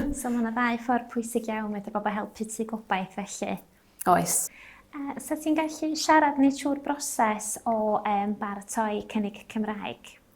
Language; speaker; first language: Welsh; native; Welsh